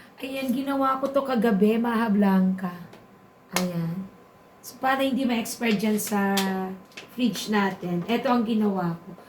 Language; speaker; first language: Filipino; non-native, local second language; Bikol